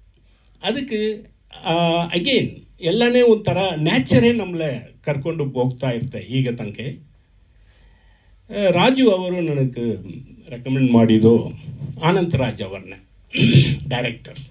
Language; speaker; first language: Kannada; non-native, learner; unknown